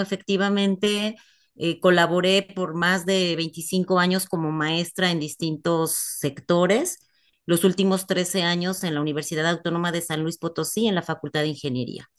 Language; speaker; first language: Spanish; native; Spanish